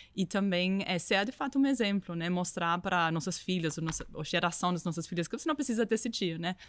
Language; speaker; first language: Portuguese; non-native, fluent; German